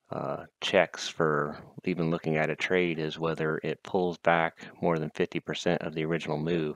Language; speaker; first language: English; native; English